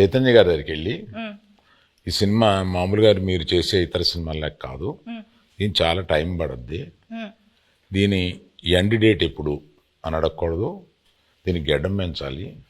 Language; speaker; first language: Telugu; native; Telugu